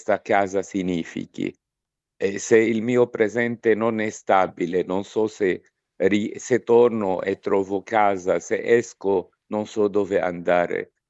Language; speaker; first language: Italian; non-native, fluent; Arabic